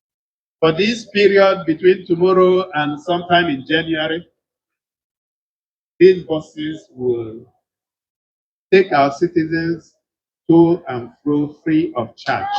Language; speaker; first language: English; non-native, local second language; Igbo